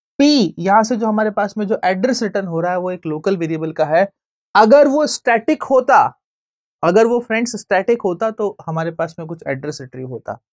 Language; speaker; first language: Hindi; native; Hindi